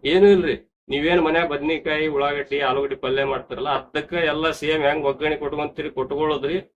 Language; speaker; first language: Kannada; non-native, local second language; Telugu